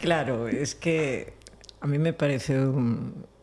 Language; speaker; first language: Spanish; non-native, local second language; Galician